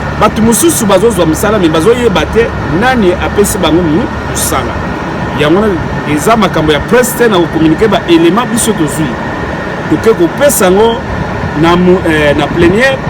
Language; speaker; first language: Lingala; non-native, local second language; Kongo